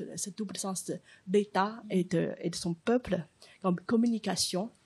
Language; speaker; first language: French; non-native, fluent; Chinese